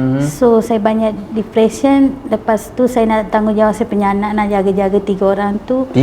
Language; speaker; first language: Malay; non-native, local second language; Tamil